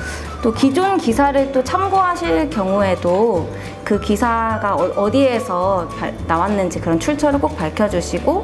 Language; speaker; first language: Korean; native; Korean